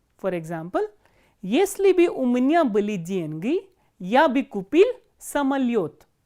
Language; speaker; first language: Russian; non-native, fluent; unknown